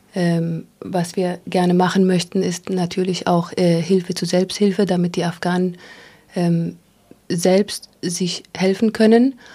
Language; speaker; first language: German; non-native, fluent; Pashto